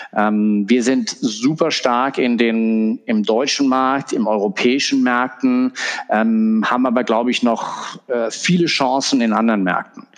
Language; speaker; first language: German; native; German